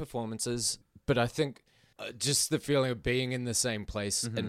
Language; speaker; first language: English; non-native, local second language; Filipino